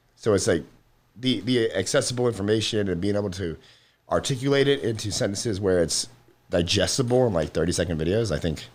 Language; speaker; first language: English; native; English